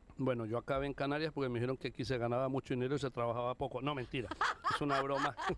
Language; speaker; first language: Spanish; native; Spanish